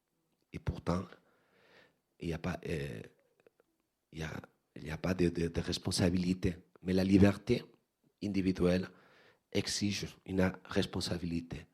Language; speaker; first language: French; non-native, fluent; Spanish